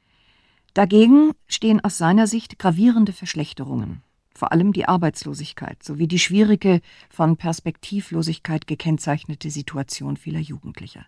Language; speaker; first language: German; native; German